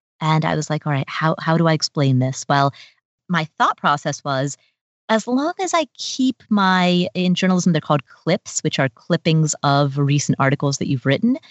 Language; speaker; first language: English; early bilingual, other home language; Nepali